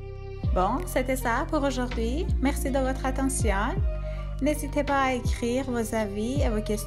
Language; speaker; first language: French; non-native, fluent; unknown